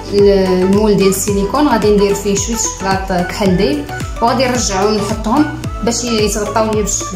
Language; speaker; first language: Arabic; native; Arabic